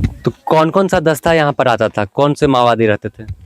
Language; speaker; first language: Hindi; native; Hindi